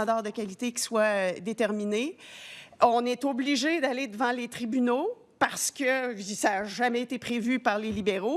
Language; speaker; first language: French; native; French